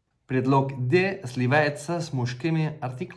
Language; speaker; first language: Russian; non-native, fluent; Catalan